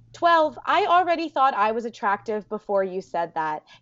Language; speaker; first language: English; early bilingual, other home language; Arabic